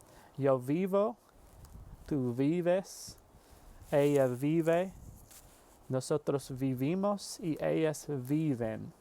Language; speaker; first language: Spanish; non-native, fluent; English